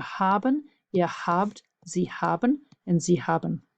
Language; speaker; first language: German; non-native, fluent; English